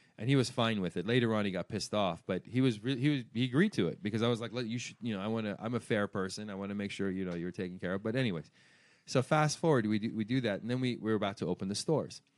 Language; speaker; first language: English; early bilingual, other home language; Persian